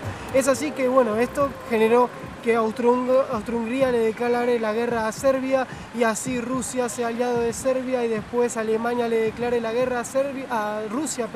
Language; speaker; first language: Spanish; native; Spanish